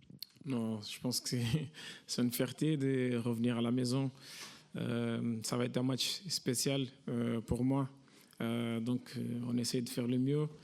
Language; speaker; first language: French; non-native, fluent; Portuguese